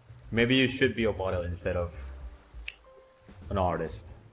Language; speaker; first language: English; non-native, fluent; Indonesian